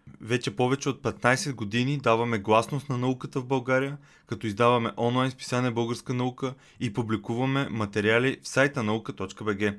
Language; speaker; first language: Bulgarian; native; Bulgarian